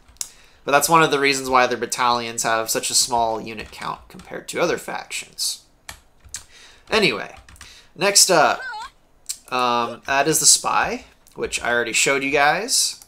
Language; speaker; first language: English; native; English